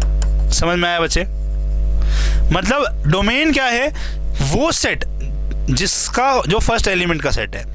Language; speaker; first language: Hindi; native; Hindi